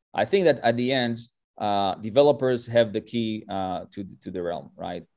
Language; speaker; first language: English; non-native, fluent; French